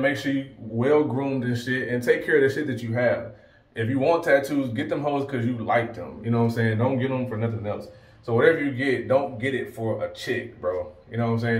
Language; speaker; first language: English; native; English